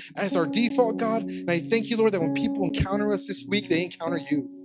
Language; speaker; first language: English; native; English